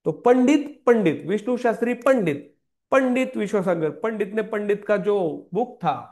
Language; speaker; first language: Hindi; non-native, local second language; Marathi